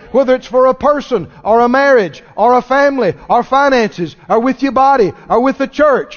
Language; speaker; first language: English; native; English